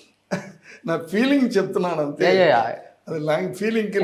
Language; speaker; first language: Telugu; non-native, learner; Tamil